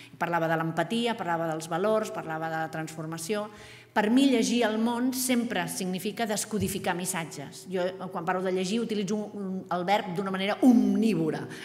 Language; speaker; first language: Catalan; native; Catalan